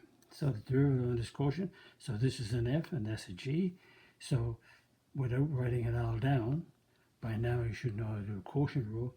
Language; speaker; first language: English; native; English